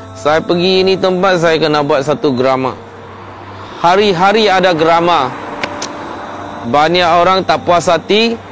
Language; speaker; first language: Malay; non-native, local second language; Chinese